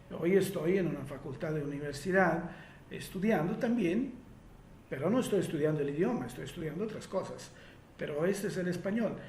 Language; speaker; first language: Spanish; non-native, fluent; Italian